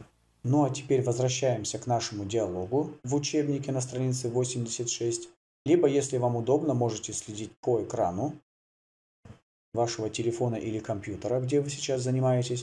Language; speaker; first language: Russian; native; Russian